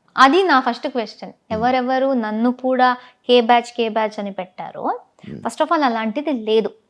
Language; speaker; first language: Telugu; non-native, local second language; Tamil